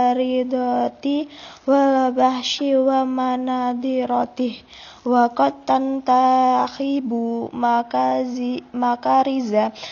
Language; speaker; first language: Arabic; non-native, learner; Indonesian